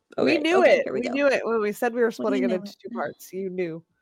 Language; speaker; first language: English; native; English